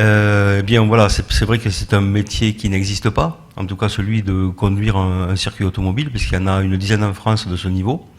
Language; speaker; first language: French; native; French